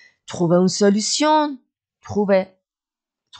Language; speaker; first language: French; non-native, fluent; Persian